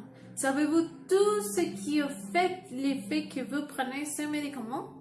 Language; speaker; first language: French; non-native, learner; Spanish